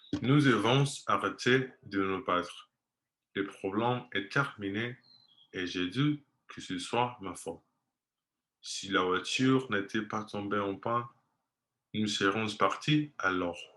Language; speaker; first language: French; non-native, learner; Spanish